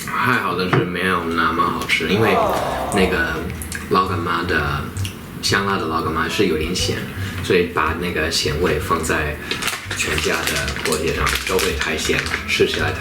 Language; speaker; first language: Chinese; non-native, fluent; English